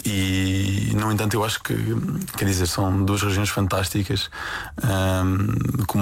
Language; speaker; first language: Portuguese; native; Portuguese